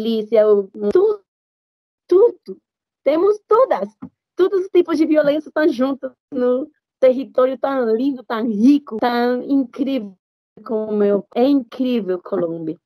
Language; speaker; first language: Portuguese; non-native, fluent; Spanish